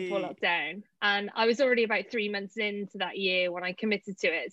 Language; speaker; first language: English; native; English